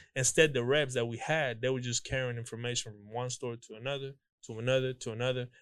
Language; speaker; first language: English; early bilingual, other home language; Spanish